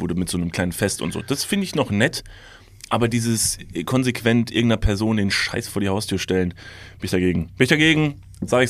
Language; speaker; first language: German; native; German